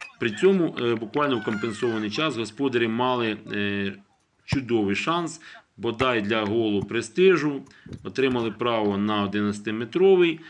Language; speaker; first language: Ukrainian; native; Ukrainian